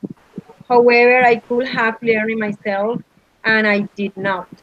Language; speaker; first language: English; non-native, learner; Spanish